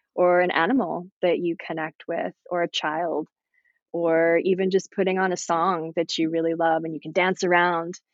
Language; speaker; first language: English; native; English